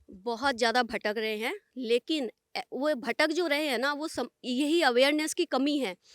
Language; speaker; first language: Hindi; non-native, local second language; Punjabi